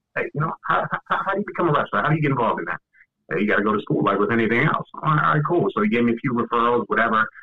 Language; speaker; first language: English; native; English